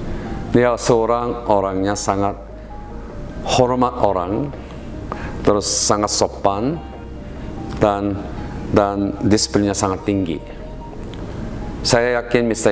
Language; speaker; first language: Indonesian; non-native, learner; Korean